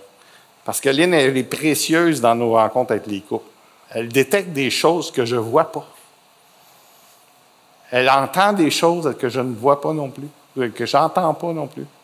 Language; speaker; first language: French; native; French